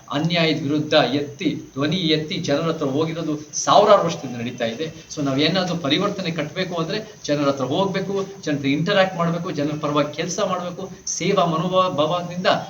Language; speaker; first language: Kannada; early bilingual, heritage; Kannada